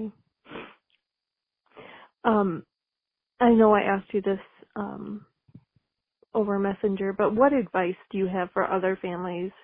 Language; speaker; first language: English; native; English